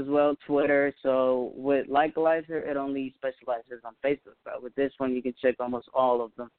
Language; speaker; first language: English; non-native, fluent; Spanish